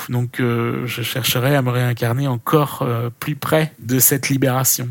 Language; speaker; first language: French; native; French